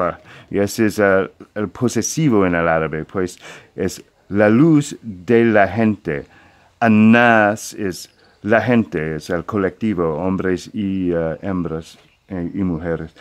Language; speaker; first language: Spanish; non-native, fluent; English